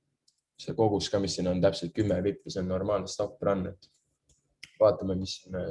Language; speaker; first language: Estonian; native; Estonian